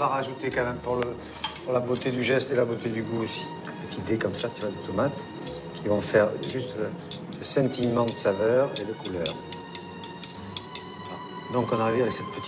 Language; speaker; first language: French; native; French